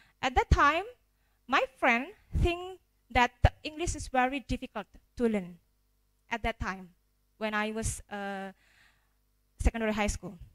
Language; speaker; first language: English; non-native, fluent; Indonesian